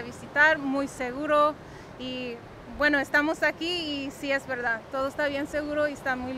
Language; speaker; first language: Spanish; early bilingual, heritage; Spanish